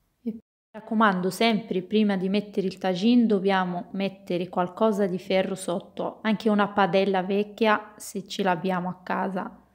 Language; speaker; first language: Italian; non-native, fluent; Arabic